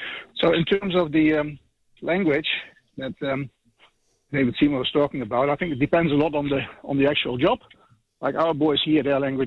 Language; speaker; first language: English; non-native, fluent; Dutch